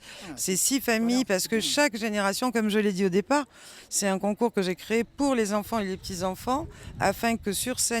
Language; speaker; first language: French; native; French